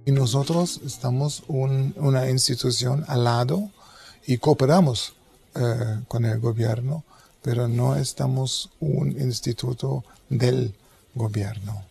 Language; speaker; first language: Spanish; non-native, fluent; German